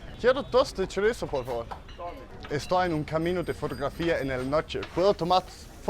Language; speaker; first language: Spanish; non-native, learner; Danish